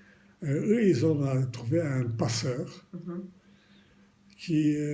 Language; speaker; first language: French; non-native, fluent; Romanian